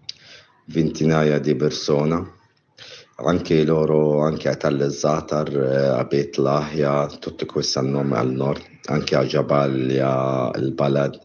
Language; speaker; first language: Italian; non-native, learner; Arabic